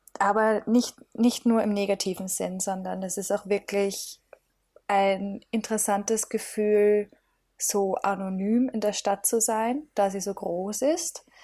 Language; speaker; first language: German; native; German